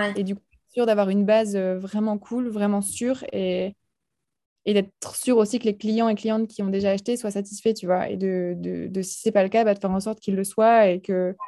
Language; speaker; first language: French; native; French